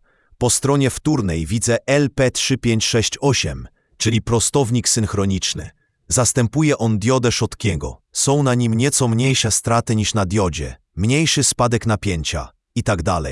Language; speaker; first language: Polish; native; Polish